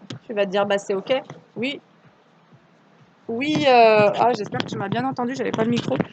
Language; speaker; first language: French; native; French